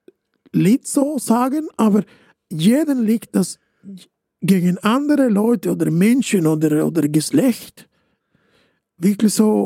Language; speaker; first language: German; non-native, fluent; Spanish